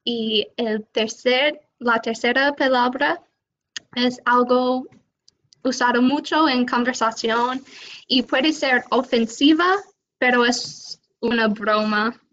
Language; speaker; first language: Spanish; non-native, fluent; English